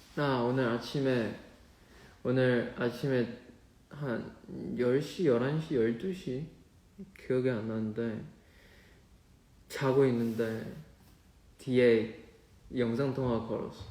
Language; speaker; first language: Korean; non-native, fluent; Chinese